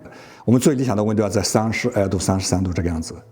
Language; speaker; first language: Chinese; native; Chinese